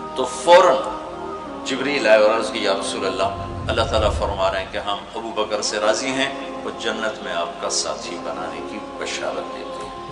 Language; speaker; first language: Urdu; non-native, local second language; Punjabi